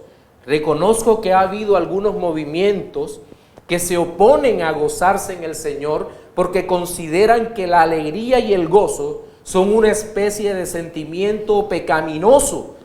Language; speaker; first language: Spanish; native; Spanish